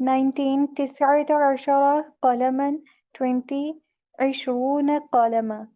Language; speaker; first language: Arabic; non-native, learner; Urdu